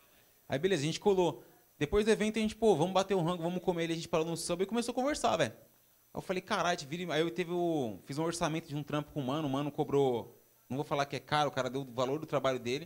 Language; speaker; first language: Portuguese; native; Portuguese